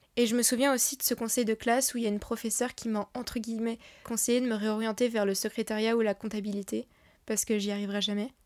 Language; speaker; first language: French; native; French